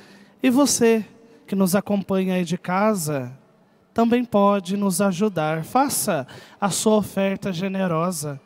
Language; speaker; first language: Portuguese; native; Portuguese